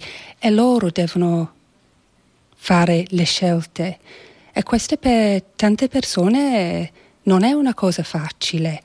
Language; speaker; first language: Italian; non-native, fluent; English